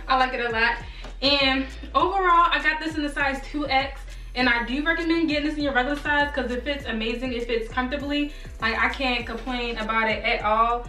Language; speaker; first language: English; native; English